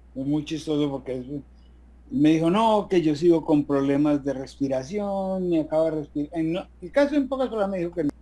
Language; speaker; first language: Spanish; native; Spanish